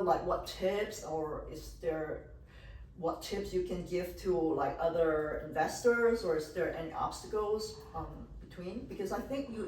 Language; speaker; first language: English; non-native, fluent; Portuguese